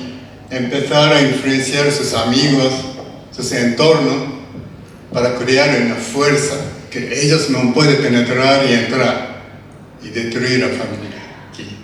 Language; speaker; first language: Spanish; non-native, learner; Japanese